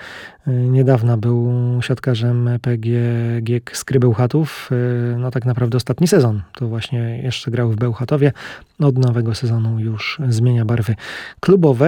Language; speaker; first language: Polish; native; Polish